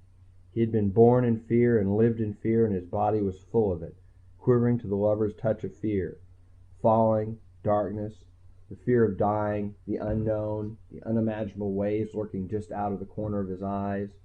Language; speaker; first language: English; native; English